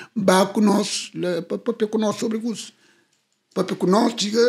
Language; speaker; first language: Portuguese; non-native, local second language; Kabuverdianu